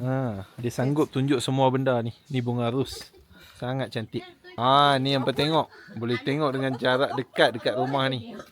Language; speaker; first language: Malay; native; Malay